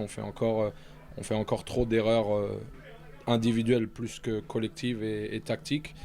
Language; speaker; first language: French; native; French